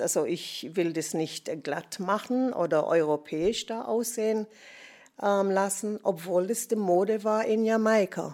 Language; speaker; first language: German; non-native, fluent; English